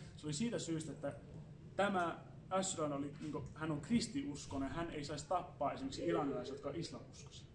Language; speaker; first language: Finnish; early bilingual, other home language; Assyrian Neo-Aramaic